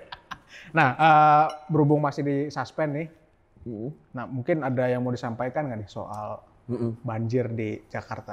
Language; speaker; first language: Indonesian; native; Indonesian